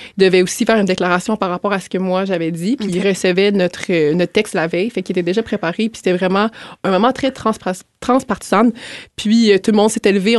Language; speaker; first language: French; native; French